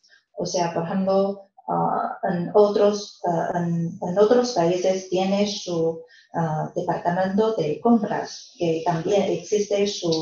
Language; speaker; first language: Spanish; non-native, fluent; Chinese